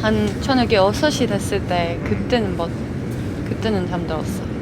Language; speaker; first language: Korean; native; Korean